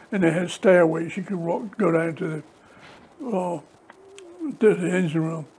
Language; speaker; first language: English; native; English